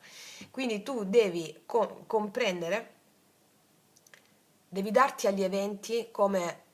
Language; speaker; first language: Italian; native; Italian